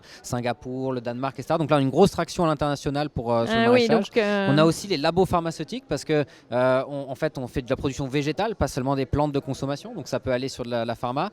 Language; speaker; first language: French; native; French